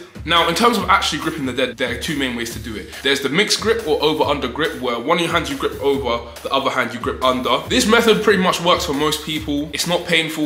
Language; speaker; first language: English; native; English